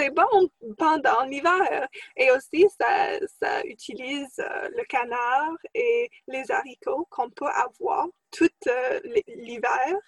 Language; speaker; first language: French; non-native, fluent; English